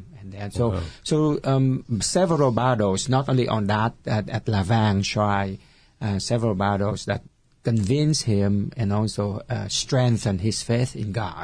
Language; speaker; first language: English; non-native, fluent; Vietnamese